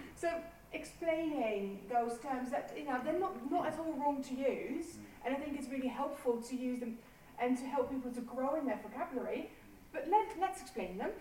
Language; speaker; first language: English; non-native, fluent; Dutch